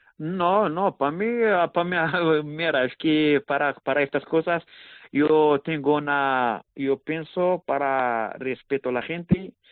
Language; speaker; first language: Spanish; non-native, learner; Arabic